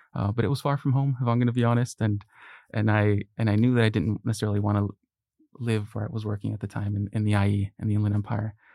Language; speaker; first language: English; early bilingual, other home language; Spanish